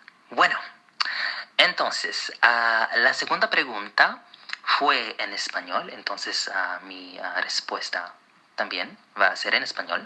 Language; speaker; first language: Spanish; non-native, fluent; Arabic